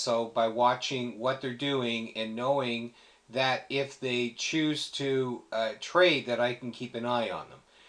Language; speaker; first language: English; native; English